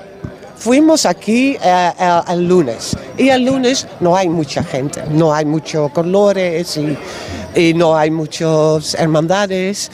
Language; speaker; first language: Spanish; non-native, learner; Dutch